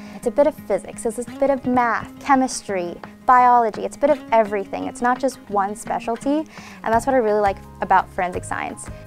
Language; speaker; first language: English; native; English